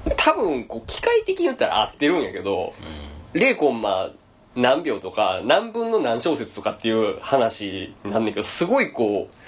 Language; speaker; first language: Japanese; native; Japanese